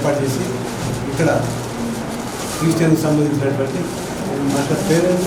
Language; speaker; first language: Telugu; native; Telugu